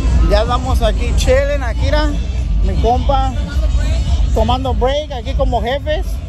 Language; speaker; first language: Spanish; early bilingual, heritage; Spanish